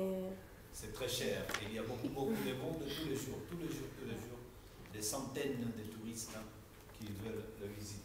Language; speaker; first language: French; non-native, fluent; Spanish